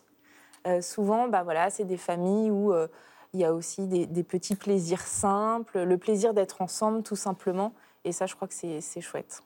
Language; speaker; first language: French; native; French